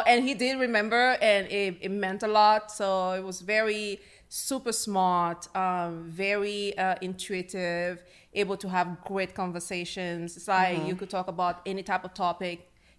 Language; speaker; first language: English; non-native, local second language; French